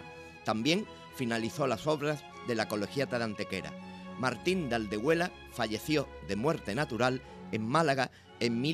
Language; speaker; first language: Spanish; native; Spanish